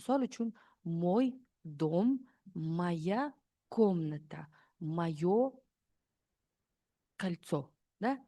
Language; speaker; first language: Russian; non-native, fluent; Uzbek